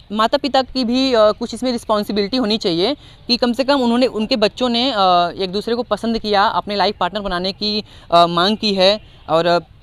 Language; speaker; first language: Hindi; native; Hindi